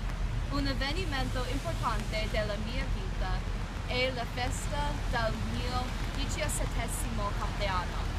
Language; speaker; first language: Italian; non-native, learner; English